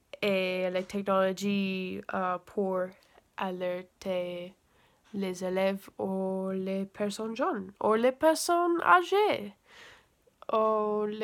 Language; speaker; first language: French; non-native, learner; English